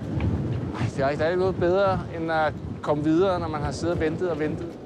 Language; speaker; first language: Danish; native; Danish